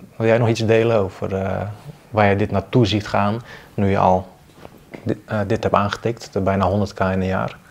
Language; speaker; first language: Dutch; early bilingual, other home language; Bosnian